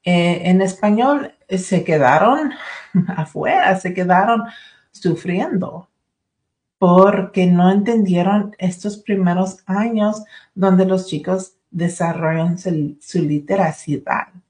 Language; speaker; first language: Spanish; early bilingual, other home language; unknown